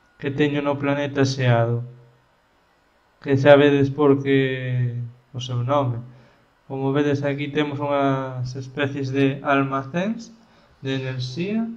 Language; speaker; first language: Galician; non-native, local second language; Spanish